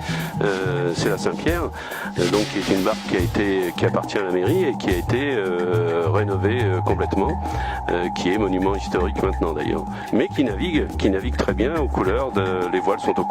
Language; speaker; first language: French; native; French